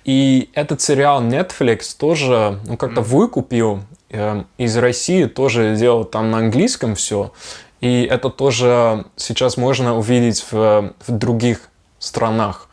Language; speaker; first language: Russian; non-native, fluent; Dutch